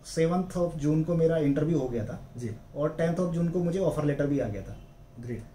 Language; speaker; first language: Hindi; native; Hindi